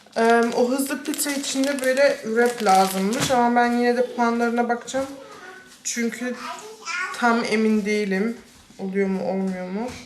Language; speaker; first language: Turkish; early bilingual, heritage; Turkish